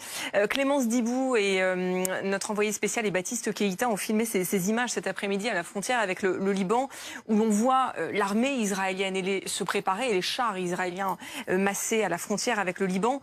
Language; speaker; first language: French; native; French